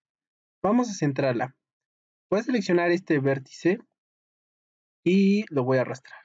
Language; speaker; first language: Spanish; native; Spanish